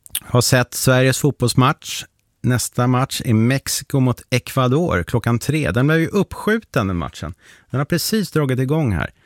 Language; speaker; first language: Swedish; native; Swedish